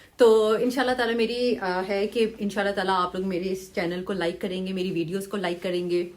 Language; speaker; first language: Urdu; native; Urdu